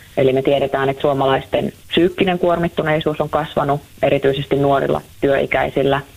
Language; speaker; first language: Finnish; native; Finnish